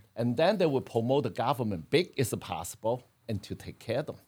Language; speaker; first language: English; non-native, fluent; Chinese